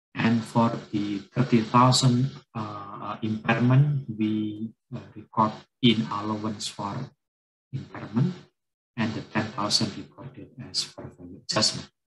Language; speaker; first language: English; non-native, fluent; Indonesian